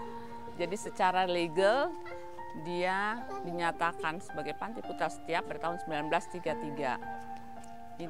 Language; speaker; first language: Indonesian; native; Indonesian